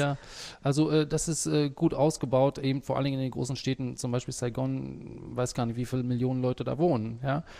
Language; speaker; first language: German; native; German